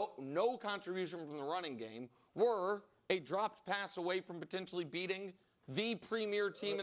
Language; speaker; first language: English; native; English